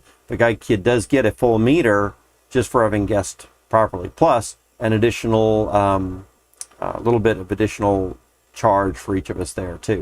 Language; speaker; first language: English; native; English